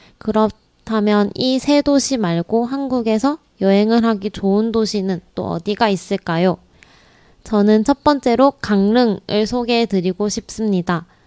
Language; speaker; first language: Korean; native; Korean